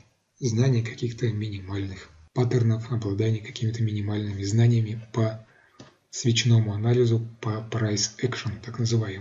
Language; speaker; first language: Russian; native; Russian